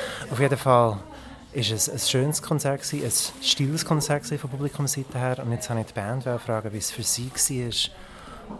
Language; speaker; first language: German; native; German